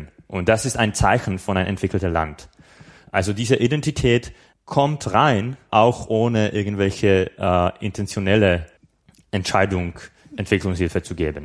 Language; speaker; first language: German; non-native, fluent; Slovak